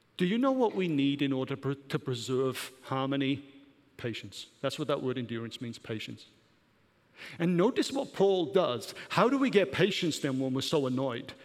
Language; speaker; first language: English; native; English